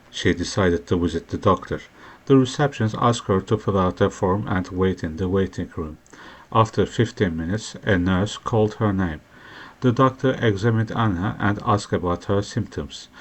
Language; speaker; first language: English; non-native, fluent; Turkish